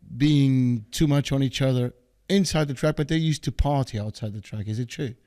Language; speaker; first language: English; non-native, fluent; Portuguese